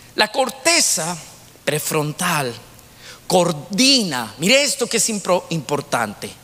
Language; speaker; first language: Spanish; native; Spanish